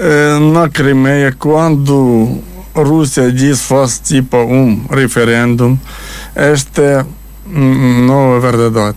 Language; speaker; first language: Portuguese; non-native, learner; Ukrainian